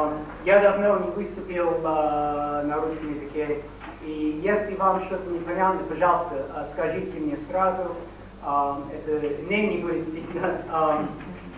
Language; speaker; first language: Russian; non-native, fluent; English